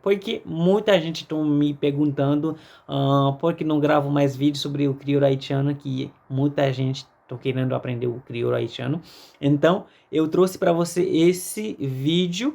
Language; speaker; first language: Portuguese; non-native, fluent; Haitian Creole